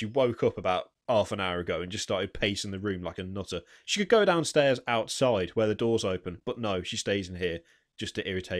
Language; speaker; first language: English; native; English